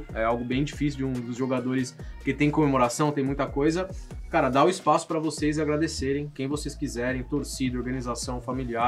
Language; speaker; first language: Portuguese; native; Portuguese